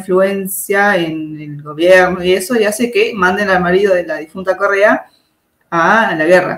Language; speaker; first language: Spanish; native; Spanish